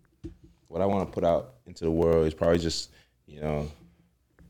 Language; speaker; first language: English; native; English